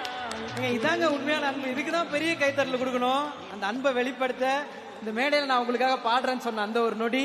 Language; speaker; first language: Tamil; native; Tamil